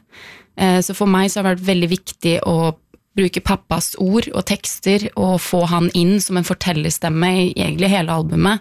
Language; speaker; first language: Norwegian; early bilingual, other home language; Arabic